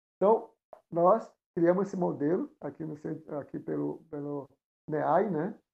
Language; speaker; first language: Portuguese; non-native, local second language; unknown